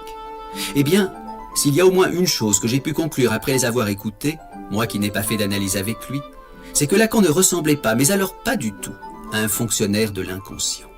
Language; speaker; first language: French; native; French